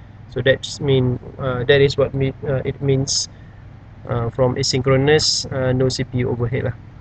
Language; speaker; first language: English; non-native, local second language; Malay